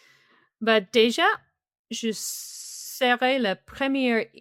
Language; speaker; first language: French; non-native, fluent; English